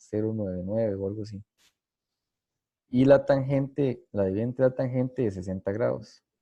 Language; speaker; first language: Spanish; native; Spanish